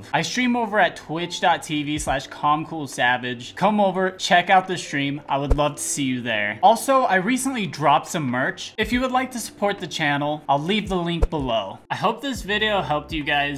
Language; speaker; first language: English; native; English